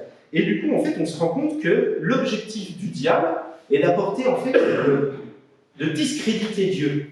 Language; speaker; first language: French; native; French